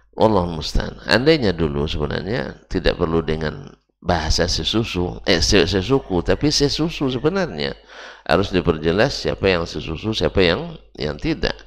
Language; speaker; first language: Indonesian; native; Indonesian